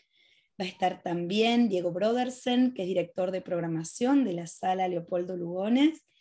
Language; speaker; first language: Spanish; native; Spanish